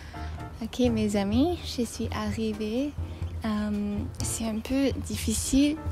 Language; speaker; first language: French; non-native, learner; English